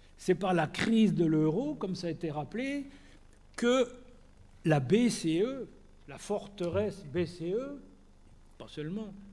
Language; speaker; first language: French; native; French